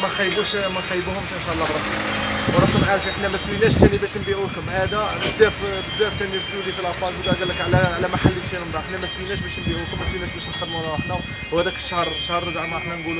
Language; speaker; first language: Arabic; native; Arabic